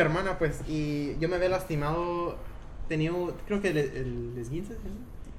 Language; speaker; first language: Spanish; native; Spanish